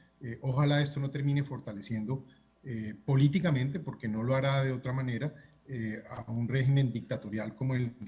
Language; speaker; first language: Spanish; native; Spanish